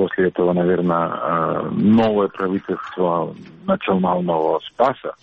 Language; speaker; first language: Russian; non-native, learner; Macedonian